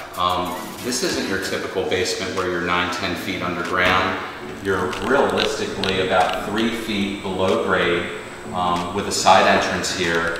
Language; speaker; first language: English; native; English